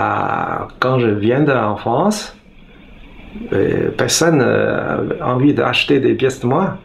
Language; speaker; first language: French; non-native, learner; Chinese